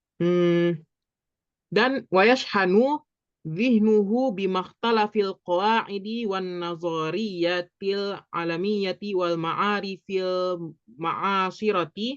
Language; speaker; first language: Arabic; non-native, learner; Indonesian